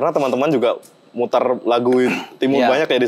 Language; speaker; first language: Indonesian; native; Indonesian